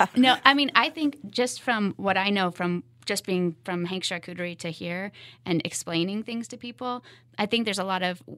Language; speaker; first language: English; native; English